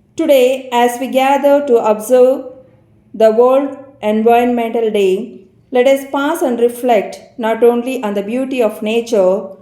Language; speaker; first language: English; non-native, local second language; Telugu